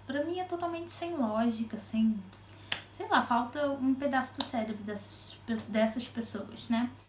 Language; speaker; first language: Portuguese; native; Portuguese